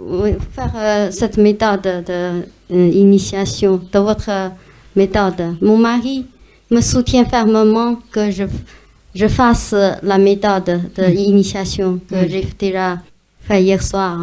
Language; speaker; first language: French; non-native, fluent; Chinese